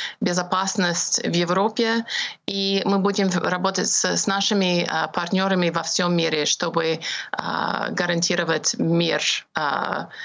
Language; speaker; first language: Russian; non-native, fluent; English